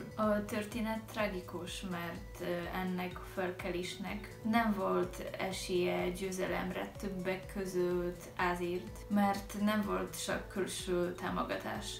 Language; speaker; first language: Hungarian; non-native, learner; Polish